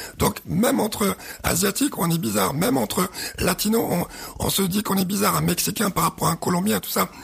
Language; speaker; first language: French; early bilingual, other home language; Arabic